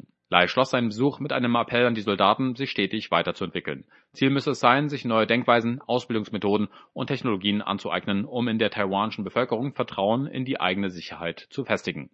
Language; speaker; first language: German; native; German